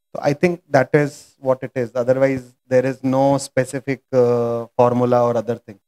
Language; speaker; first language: English; non-native, local second language; Marathi